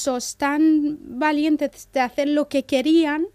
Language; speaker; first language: Spanish; non-native, fluent; Persian